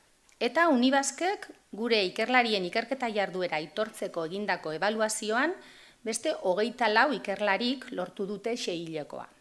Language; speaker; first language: Basque; native; Basque